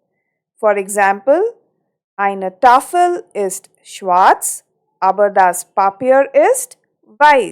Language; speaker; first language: German; non-native, fluent; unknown